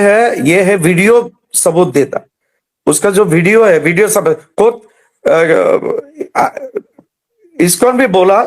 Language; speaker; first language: Hindi; non-native, learner; Bangla